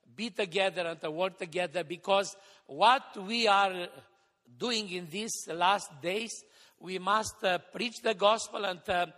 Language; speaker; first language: English; non-native, fluent; Romanian